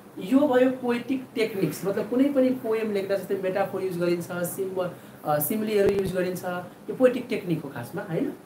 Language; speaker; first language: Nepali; native; Nepali